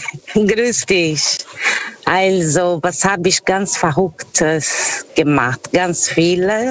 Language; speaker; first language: German; non-native, fluent; Portuguese